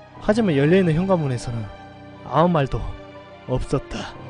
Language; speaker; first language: Korean; native; Korean